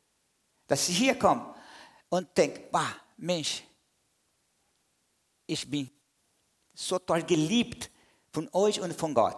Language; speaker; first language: German; non-native, fluent; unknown